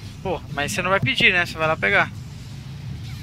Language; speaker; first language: Portuguese; native; Portuguese